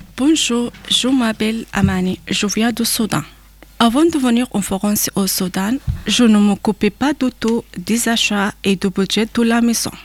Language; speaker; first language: French; non-native, learner; Arabic